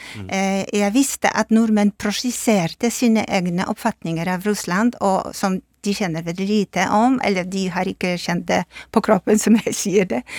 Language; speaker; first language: Norwegian; non-native, fluent; Polish